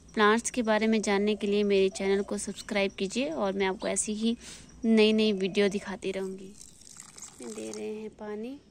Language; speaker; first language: Hindi; native; Hindi